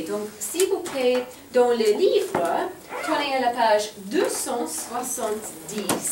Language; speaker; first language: French; non-native, fluent; English